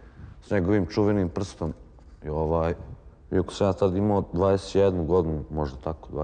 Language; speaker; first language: Croatian; native; Croatian